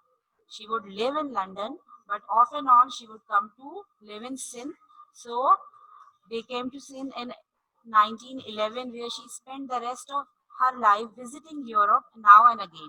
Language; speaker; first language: English; non-native, local second language; Urdu